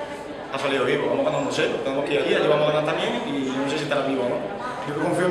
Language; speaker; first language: Spanish; native; Spanish